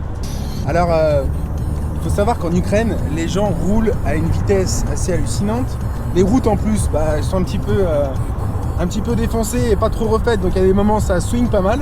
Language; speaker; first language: French; native; French